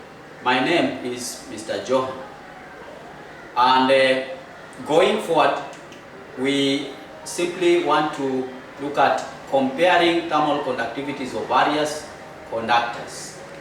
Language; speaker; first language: English; non-native, local second language; Swahili